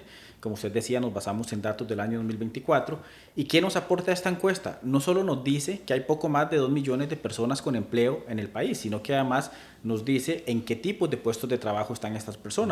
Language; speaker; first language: Spanish; native; Spanish